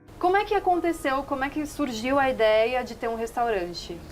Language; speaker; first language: Portuguese; native; Portuguese